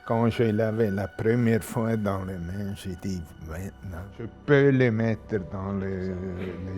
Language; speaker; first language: French; non-native, local second language; German